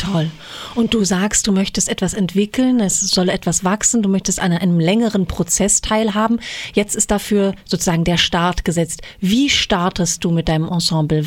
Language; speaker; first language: German; native; German